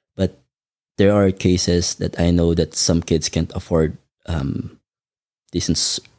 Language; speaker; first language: English; non-native, local second language; Filipino